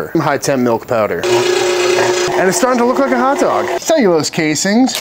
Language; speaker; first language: English; native; English